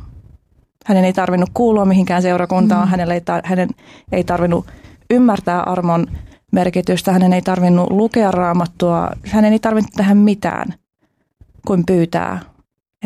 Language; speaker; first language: Finnish; early bilingual, other home language; Albanian